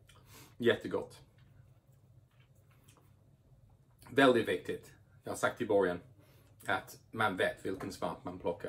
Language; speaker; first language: Swedish; non-native, fluent; English